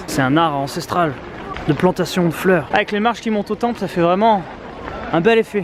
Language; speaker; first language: French; native; French